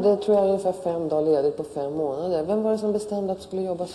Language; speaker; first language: Swedish; native; Swedish